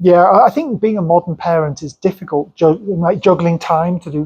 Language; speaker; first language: English; native; English